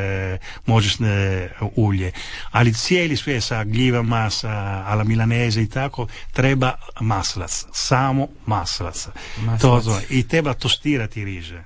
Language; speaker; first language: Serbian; non-native, local second language; Italian